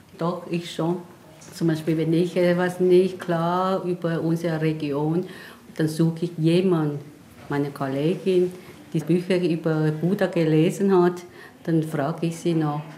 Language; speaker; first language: German; non-native, learner; Vietnamese